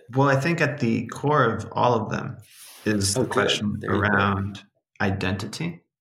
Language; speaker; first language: English; early bilingual, other home language; Portuguese